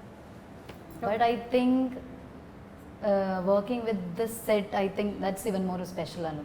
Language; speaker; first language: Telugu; non-native, learner; Malayalam